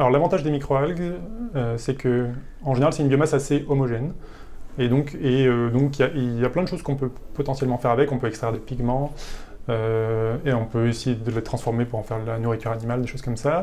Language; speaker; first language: French; native; French